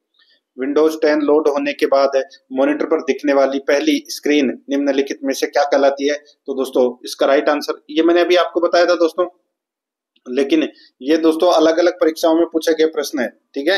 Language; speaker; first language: Hindi; native; Hindi